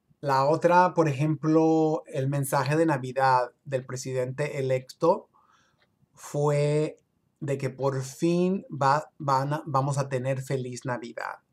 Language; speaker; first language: Spanish; early bilingual, other home language; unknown